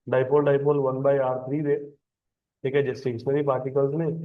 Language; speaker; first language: Hindi; non-native, local second language; Punjabi